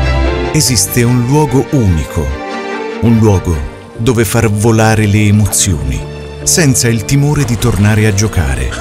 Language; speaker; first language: Italian; native; Italian